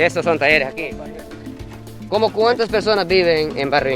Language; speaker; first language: Spanish; non-native, fluent; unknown